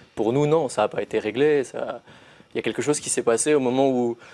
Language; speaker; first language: French; native; French